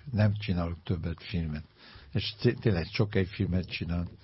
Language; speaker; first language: Hungarian; non-native, learner; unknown